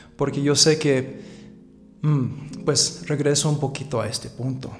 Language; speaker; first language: Spanish; early bilingual, heritage; Spanish